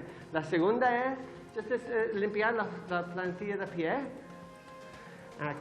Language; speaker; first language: Spanish; non-native, learner; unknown